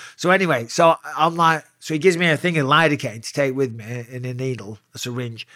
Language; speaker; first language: English; native; English